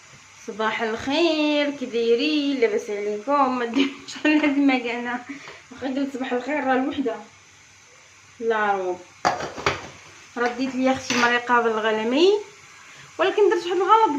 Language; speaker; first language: Arabic; native; Arabic